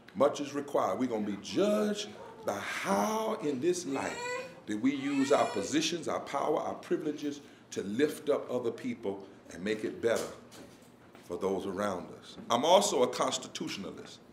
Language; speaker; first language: English; native; English